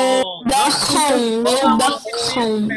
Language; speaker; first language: English; non-native, learner; Spanish